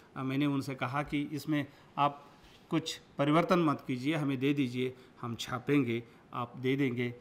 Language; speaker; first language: Hindi; non-native, local second language; Kannada